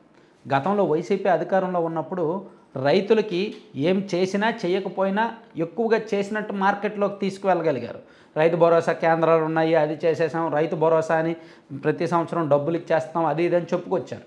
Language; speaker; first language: Telugu; native; Telugu